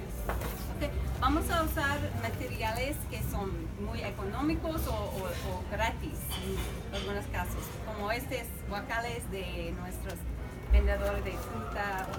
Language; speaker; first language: Spanish; non-native, fluent; English